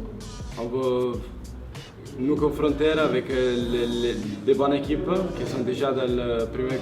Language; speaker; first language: French; non-native, learner; Italian